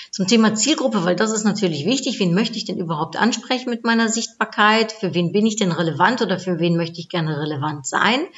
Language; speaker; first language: German; non-native, fluent; Dutch